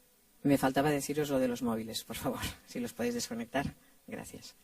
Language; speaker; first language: Spanish; native; Spanish